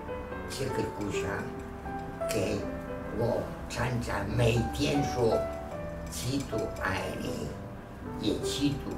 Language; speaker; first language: Chinese; non-native, fluent; Spanish